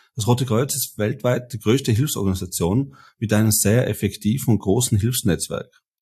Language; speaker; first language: German; native; German